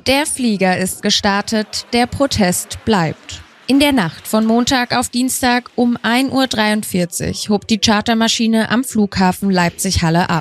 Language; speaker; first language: German; native; German